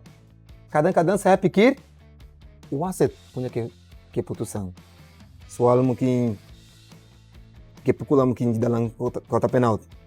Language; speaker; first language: Indonesian; non-native, fluent; Portuguese